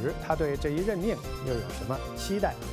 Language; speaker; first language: Chinese; native; Chinese